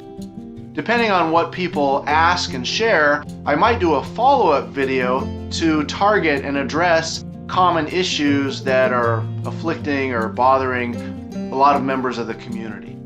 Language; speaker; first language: English; native; English